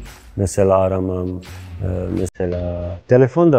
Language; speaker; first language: Turkish; non-native, learner; Bosnian